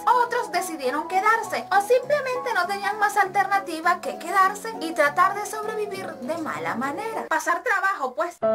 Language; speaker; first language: Spanish; native; Spanish